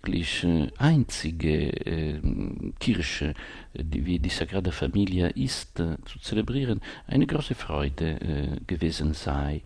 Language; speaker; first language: German; non-native, fluent; Italian